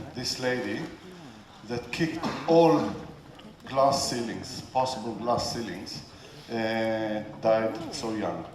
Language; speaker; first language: English; non-native, fluent; Hebrew